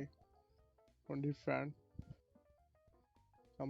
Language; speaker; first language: English; non-native, learner; Bangla